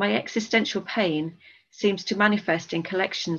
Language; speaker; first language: English; native; English